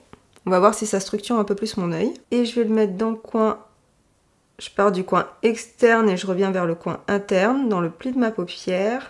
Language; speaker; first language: French; native; French